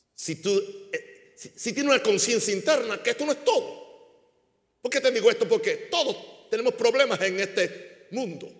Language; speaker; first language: Spanish; early bilingual, heritage; Spanish